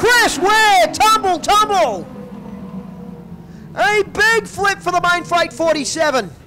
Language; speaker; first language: English; native; English